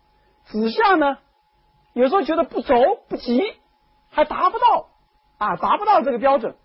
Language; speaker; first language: Chinese; native; Chinese